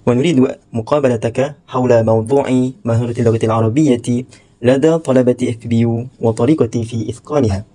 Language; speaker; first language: Arabic; non-native, fluent; Malay